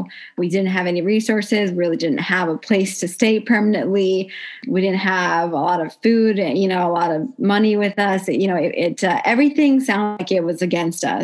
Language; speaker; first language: English; native; English